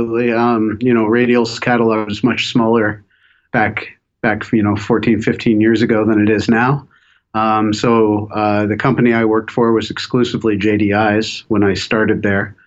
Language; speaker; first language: English; native; English